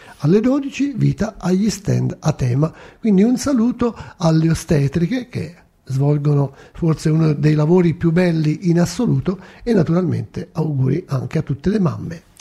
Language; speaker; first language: Italian; native; Italian